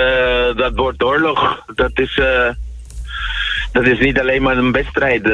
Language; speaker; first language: Dutch; non-native, fluent; Spanish